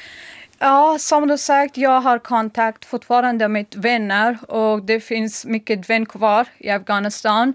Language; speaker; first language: Swedish; non-native, learner; Persian